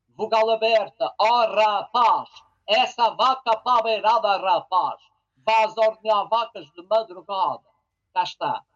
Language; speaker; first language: Portuguese; native; Portuguese